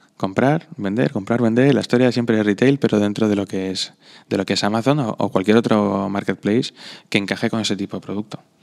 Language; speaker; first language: Spanish; non-native, fluent; Slovak